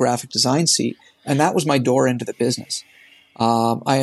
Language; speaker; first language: English; native; English